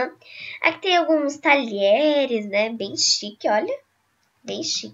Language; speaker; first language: Portuguese; native; Portuguese